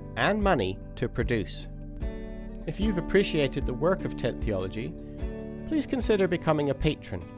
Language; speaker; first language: English; native; English